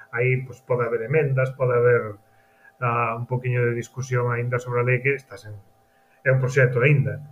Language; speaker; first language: Galician; native; Galician